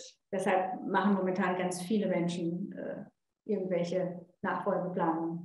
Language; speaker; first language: German; native; German